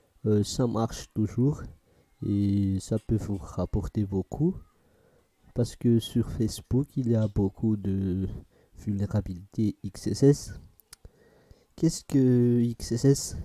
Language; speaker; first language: French; non-native, fluent; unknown